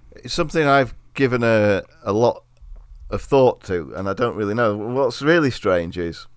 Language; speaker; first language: English; native; English